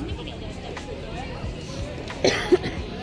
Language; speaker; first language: Hindi; native; Hindi